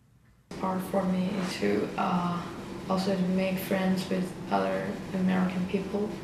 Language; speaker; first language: English; non-native, learner; Chinese